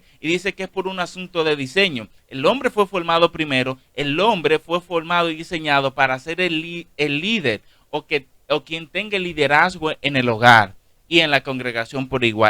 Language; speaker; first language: Spanish; native; Spanish